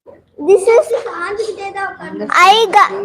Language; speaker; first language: English; non-native, learner; Tamil